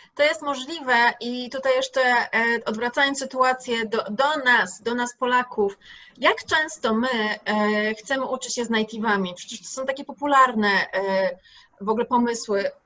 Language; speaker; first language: Polish; native; Polish